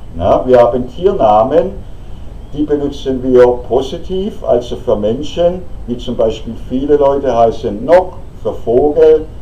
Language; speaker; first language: German; native; German